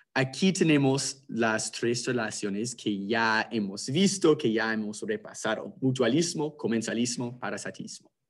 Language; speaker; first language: Spanish; non-native, fluent; English